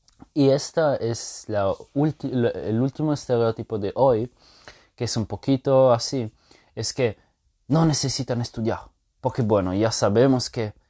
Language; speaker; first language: Spanish; non-native, fluent; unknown